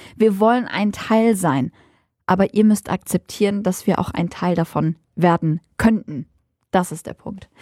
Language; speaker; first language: German; early bilingual, other home language; Arabic